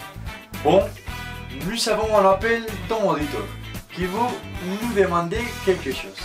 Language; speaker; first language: French; non-native, learner; Spanish